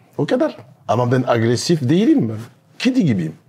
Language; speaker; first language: Turkish; non-native, learner; French